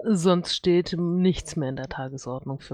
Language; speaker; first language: German; native; German